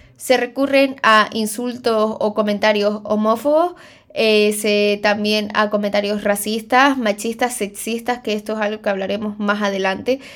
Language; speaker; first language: Spanish; early bilingual, other home language; Chinese